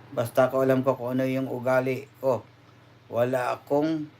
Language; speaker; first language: Filipino; native; Filipino